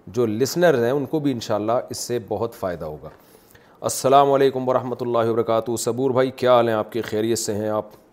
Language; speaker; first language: Urdu; native; Urdu